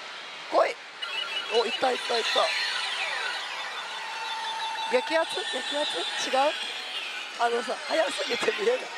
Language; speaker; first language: Japanese; native; Japanese